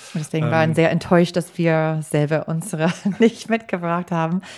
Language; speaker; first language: German; non-native, fluent; English